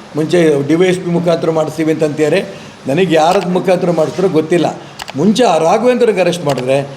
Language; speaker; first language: Kannada; native; Kannada